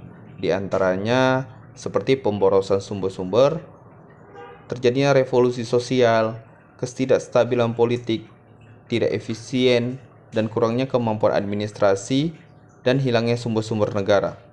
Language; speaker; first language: Indonesian; native; Indonesian